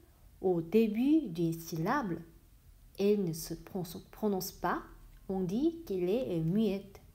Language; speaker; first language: French; non-native, fluent; Korean